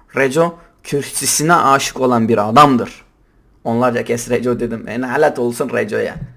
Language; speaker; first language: Turkish; non-native, local second language; Kurdish